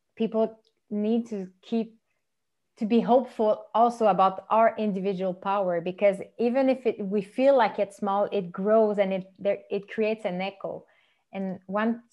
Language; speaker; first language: English; non-native, fluent; French